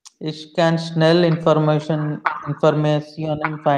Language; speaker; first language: German; non-native, learner; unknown